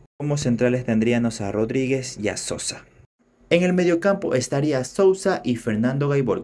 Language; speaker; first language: Spanish; native; Spanish